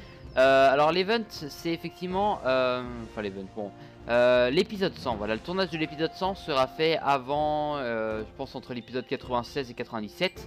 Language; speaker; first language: French; native; French